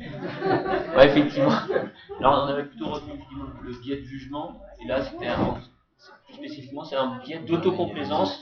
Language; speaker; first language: French; native; French